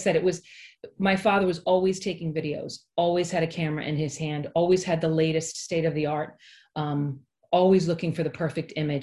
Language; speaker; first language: English; native; English